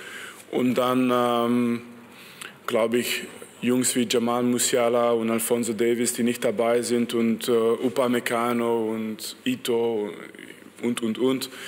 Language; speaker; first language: German; non-native, fluent; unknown